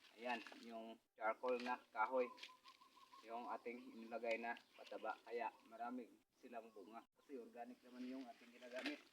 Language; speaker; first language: Filipino; non-native, local second language; Cebuano